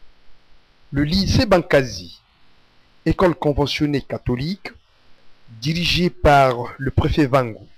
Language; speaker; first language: French; non-native, local second language; Kongo